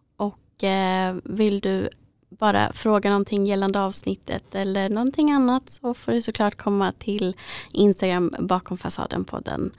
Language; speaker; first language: Swedish; native; Swedish